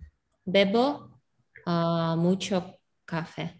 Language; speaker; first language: Spanish; non-native, learner; Russian